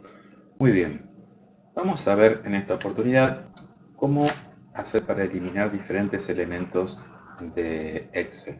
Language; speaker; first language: Spanish; native; Spanish